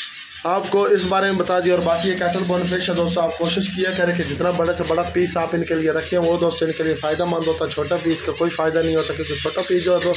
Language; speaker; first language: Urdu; non-native, local second language; Punjabi